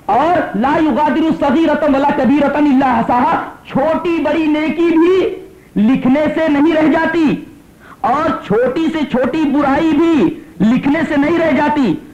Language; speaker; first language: Urdu; native; Urdu